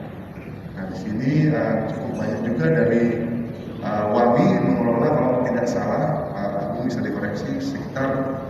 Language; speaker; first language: Indonesian; native; Indonesian